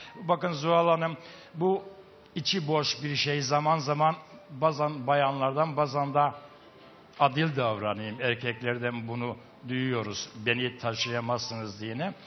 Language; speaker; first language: Turkish; native; Turkish